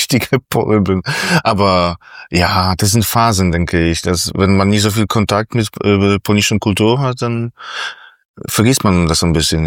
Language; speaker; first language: German; non-native, fluent; Polish